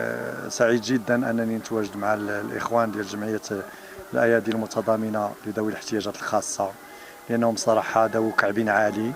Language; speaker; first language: Arabic; native; Arabic